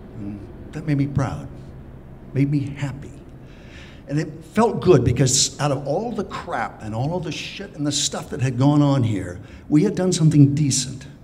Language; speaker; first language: English; native; English